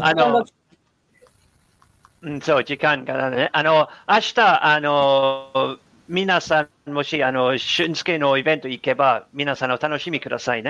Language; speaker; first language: Japanese; non-native, learner; English